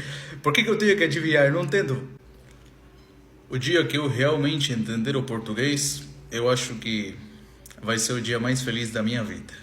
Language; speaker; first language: Portuguese; non-native, fluent; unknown